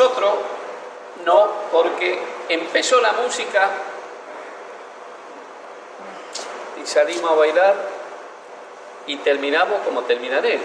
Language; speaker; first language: Spanish; native; Spanish